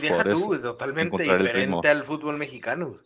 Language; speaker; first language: Spanish; native; Spanish